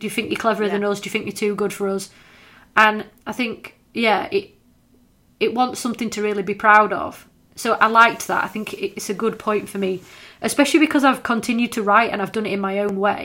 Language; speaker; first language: English; native; English